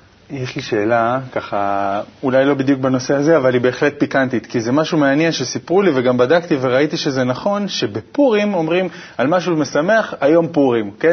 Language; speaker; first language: Hebrew; native; Hebrew